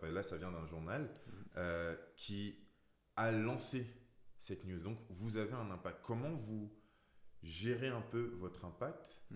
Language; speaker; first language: French; native; French